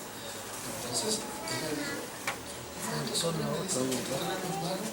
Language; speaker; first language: Spanish; native; Spanish